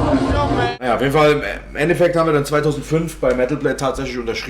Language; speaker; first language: German; native; German